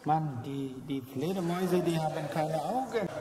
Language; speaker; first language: German; non-native, fluent; Vietnamese